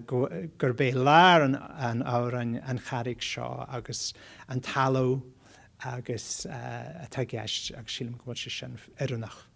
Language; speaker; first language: Irish; non-native, fluent; English